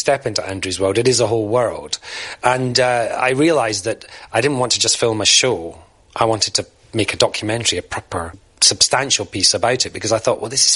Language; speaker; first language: English; native; English